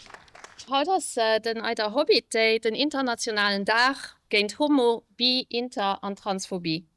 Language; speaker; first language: German; non-native, local second language; Luxembourgish